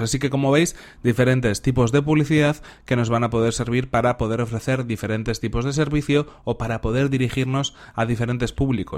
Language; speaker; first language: Spanish; native; Spanish